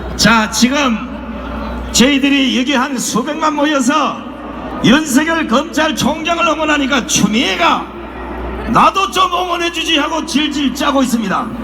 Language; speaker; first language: Korean; native; Korean